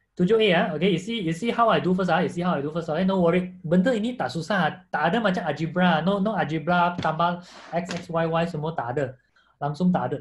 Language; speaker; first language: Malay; non-native, local second language; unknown